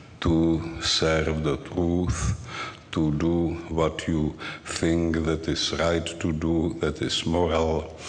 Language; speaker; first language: English; non-native, learner; Czech